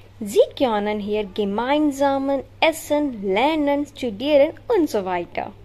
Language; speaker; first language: German; non-native, learner; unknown